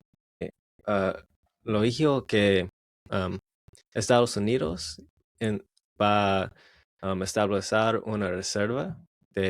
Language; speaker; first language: Spanish; non-native, learner; English